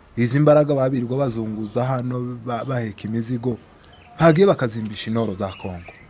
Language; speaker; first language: Kinyarwanda; native; Kinyarwanda